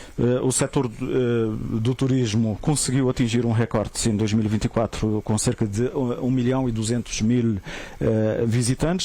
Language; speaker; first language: Portuguese; non-native, local second language; Kabuverdianu